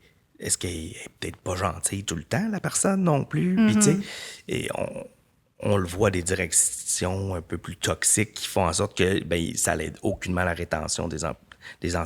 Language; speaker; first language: French; native; French